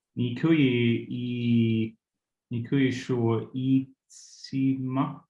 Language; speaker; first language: Chinese; non-native, learner; Swedish